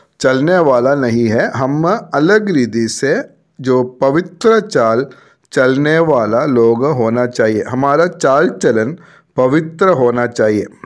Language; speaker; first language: Hindi; non-native, local second language; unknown